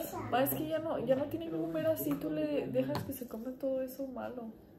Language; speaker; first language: Spanish; early bilingual, other home language; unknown